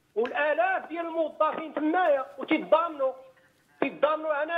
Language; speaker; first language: Arabic; native; Arabic